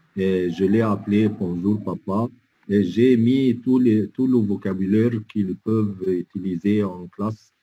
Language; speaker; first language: French; non-native, fluent; Arabic